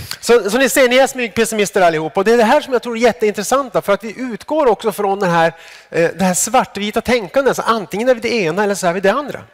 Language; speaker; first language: Swedish; native; Swedish